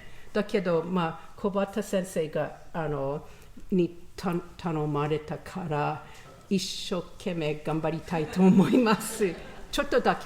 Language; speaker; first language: Japanese; non-native, learner; English